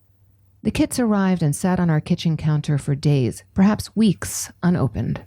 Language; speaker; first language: English; native; English